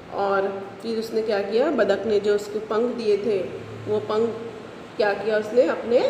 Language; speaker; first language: Hindi; non-native, local second language; Marathi